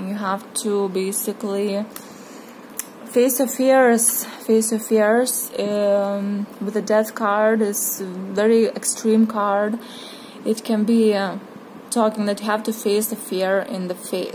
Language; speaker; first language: English; non-native, fluent; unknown